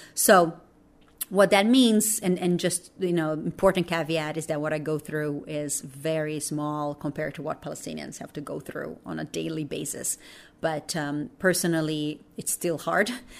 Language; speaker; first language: English; non-native, fluent; Portuguese